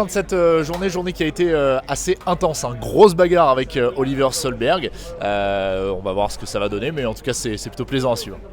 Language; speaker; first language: French; native; French